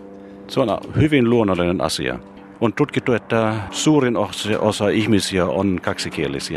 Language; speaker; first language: Finnish; non-native, fluent; German